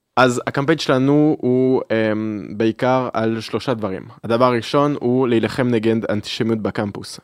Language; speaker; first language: Hebrew; early bilingual, other home language; French